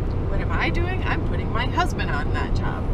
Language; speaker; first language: English; native; English